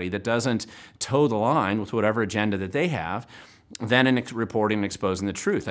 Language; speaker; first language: English; native; English